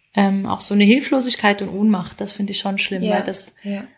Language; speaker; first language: German; native; German